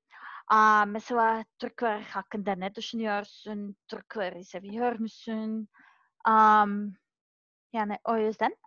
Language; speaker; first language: Turkish; non-native, learner; Serbian